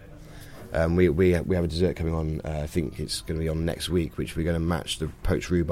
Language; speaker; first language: English; native; English